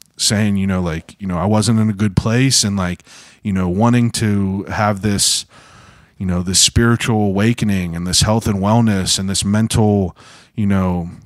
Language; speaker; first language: English; native; English